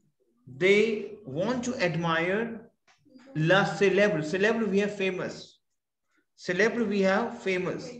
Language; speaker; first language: French; non-native, fluent; Hindi